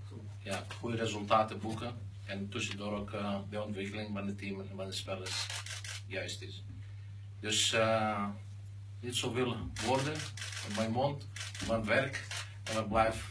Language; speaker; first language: Dutch; non-native, learner; Greek